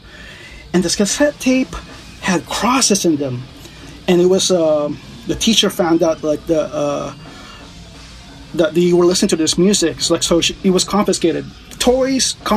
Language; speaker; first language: English; early bilingual, other home language; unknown